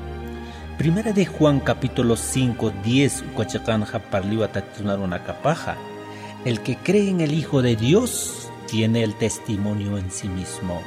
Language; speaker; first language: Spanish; non-native, local second language; Aymara